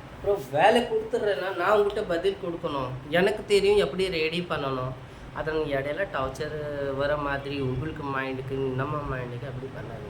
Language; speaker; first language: Tamil; non-native, local second language; Urdu